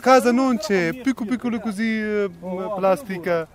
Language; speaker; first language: Italian; non-native, learner; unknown